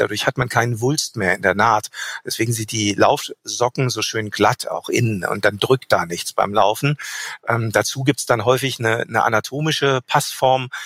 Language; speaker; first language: German; native; German